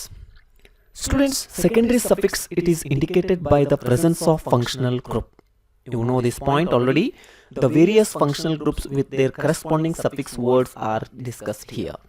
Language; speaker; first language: English; non-native, local second language; Kannada